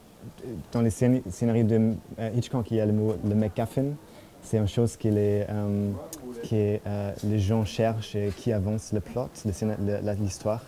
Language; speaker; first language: French; non-native, fluent; German